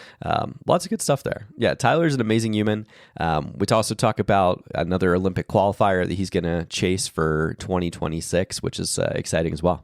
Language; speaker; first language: English; native; English